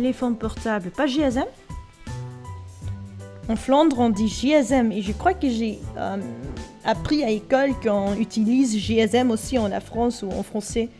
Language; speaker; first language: French; non-native, learner; Dutch